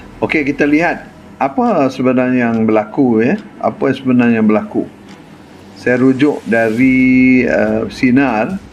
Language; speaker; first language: Malay; native; Malay